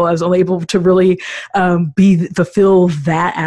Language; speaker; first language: English; native; English